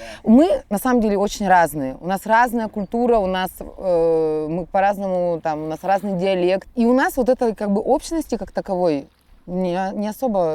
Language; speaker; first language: Russian; native; Russian